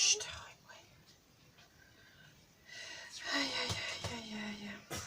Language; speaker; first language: French; native; French